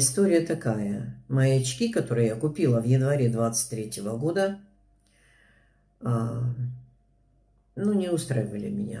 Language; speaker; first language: Russian; native; Russian